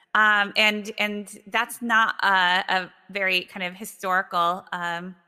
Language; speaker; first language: English; native; English